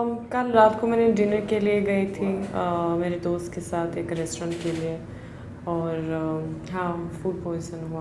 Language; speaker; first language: Hindi; non-native, learner; Swedish